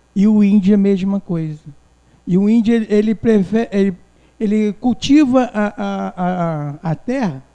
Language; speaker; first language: Portuguese; non-native, local second language; Guarani